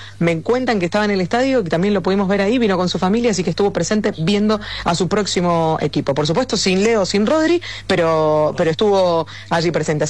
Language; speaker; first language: Spanish; native; Spanish